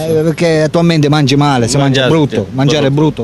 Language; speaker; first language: Italian; native; Italian